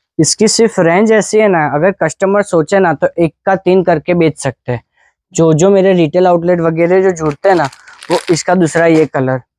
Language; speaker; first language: Hindi; non-native, local second language; Gujarati